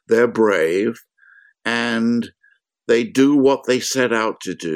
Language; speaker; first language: English; native; English